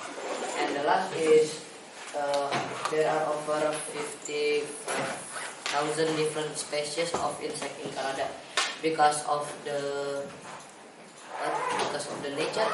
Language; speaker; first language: English; non-native, learner; Indonesian